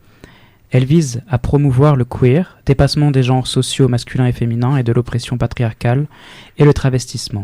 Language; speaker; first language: French; native; French